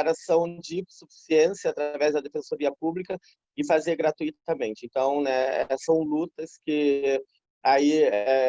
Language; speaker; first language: Portuguese; native; Portuguese